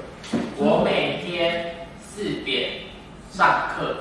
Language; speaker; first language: Chinese; non-native, learner; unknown